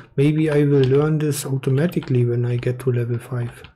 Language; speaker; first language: English; non-native, fluent; German